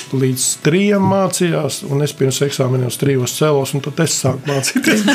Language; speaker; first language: Latvian; native; Latvian